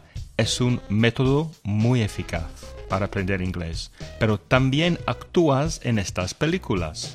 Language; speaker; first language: Spanish; non-native, fluent; English